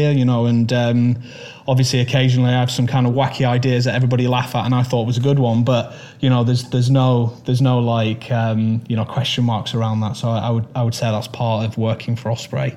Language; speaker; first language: English; native; English